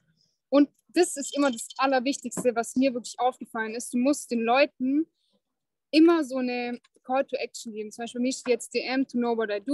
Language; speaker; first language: German; native; German